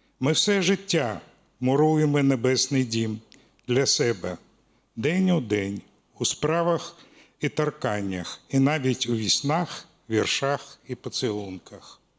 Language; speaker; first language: Ukrainian; non-native, local second language; Russian